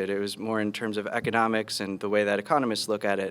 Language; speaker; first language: English; early bilingual, other home language; Spanish